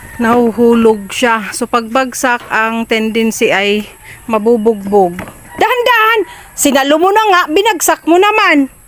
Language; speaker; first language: Filipino; non-native, local second language; Bikol